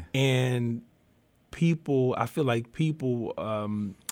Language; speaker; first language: English; native; English